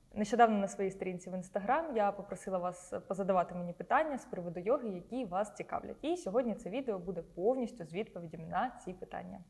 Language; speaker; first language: Ukrainian; non-native, local second language; Russian